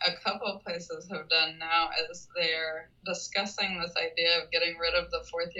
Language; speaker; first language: English; native; English